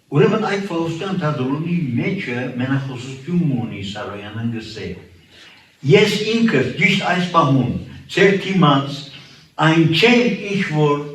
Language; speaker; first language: Armenian; early bilingual, heritage; Armenian